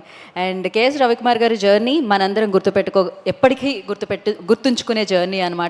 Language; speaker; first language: Telugu; native; Telugu